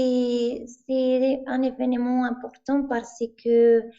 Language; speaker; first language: French; non-native, learner; Spanish